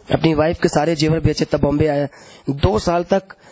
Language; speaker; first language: Hindi; native; Hindi